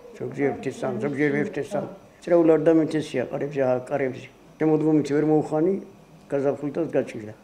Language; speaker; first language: Georgian; native; Georgian